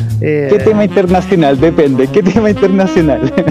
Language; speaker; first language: Spanish; native; Spanish